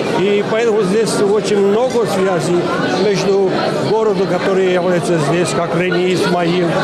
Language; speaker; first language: Russian; non-native, learner; Romanian